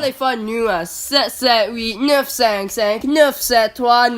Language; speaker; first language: French; non-native, learner; English